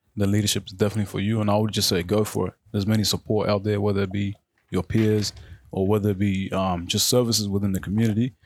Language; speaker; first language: English; non-native, local second language; Arabic